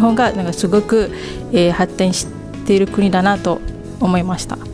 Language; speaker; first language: Japanese; non-native, fluent; Malay